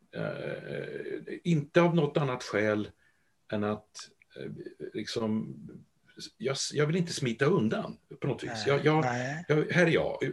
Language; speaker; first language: Swedish; native; Swedish